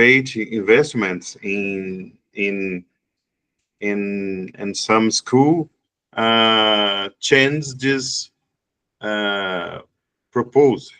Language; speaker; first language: English; non-native, learner; Portuguese